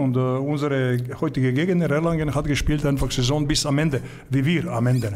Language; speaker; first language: German; non-native, learner; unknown